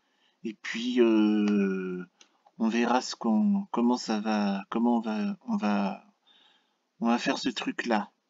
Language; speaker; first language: French; native; French